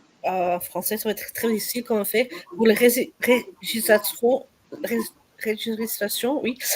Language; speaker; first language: French; non-native, learner; Dutch